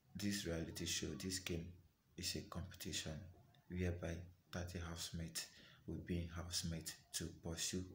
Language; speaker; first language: English; non-native, local second language; Igbo